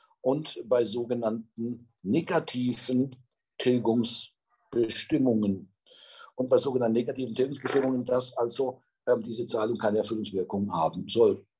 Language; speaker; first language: German; native; German